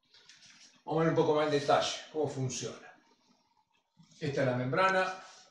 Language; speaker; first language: Spanish; native; Spanish